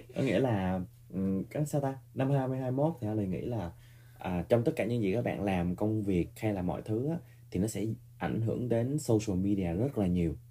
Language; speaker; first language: Vietnamese; early bilingual, heritage; Vietnamese